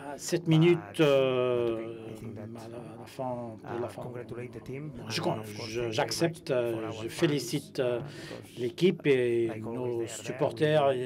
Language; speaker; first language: French; non-native, fluent; Spanish